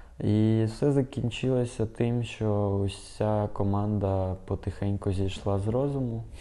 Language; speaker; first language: Ukrainian; non-native, local second language; Russian